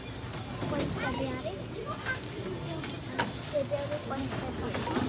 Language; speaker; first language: Georgian; early bilingual, heritage; Georgian